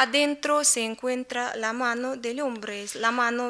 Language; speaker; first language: Spanish; non-native, learner; Russian